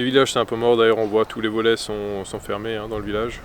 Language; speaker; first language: French; native; French